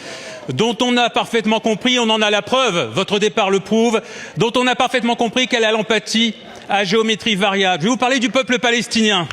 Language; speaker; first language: French; native; French